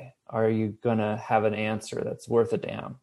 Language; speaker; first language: English; native; English